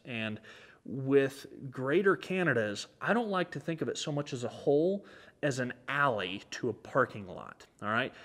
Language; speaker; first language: English; native; English